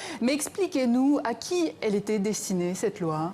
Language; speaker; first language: French; native; French